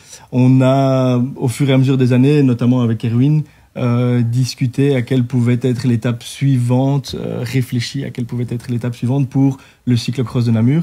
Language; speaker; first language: French; native; French